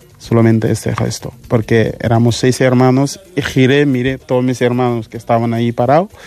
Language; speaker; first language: Spanish; non-native, fluent; Mandingo